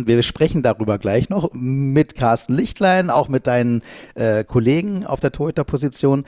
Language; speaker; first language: German; native; German